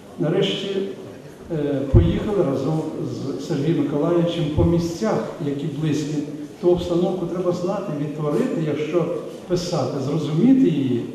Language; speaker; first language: Ukrainian; native; Ukrainian